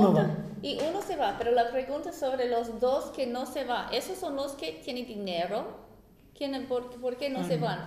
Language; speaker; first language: Spanish; non-native, fluent; English